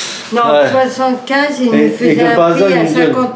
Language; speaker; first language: French; native; French